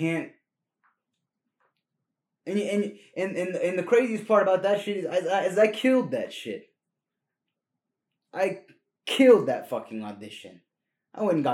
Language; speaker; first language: English; early bilingual, other home language; Spanish